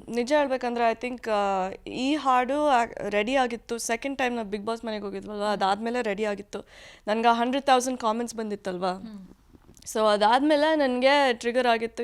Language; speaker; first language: Kannada; early bilingual, heritage; Kannada